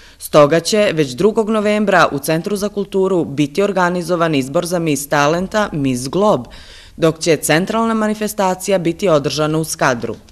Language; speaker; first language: Bosnian; non-native, local second language; Albanian